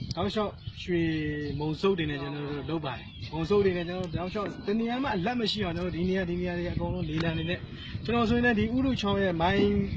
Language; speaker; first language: Burmese; native; Burmese